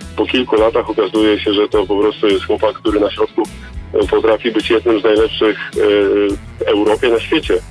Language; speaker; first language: Polish; native; Polish